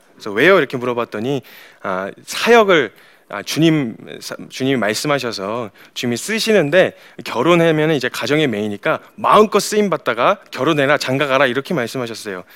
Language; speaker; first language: Korean; native; Korean